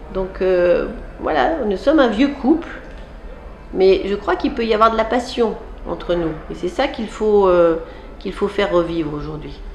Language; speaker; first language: French; native; French